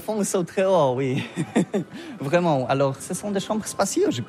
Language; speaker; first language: French; non-native, learner; Polish